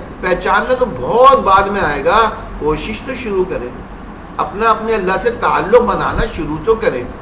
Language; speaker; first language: Urdu; native; Urdu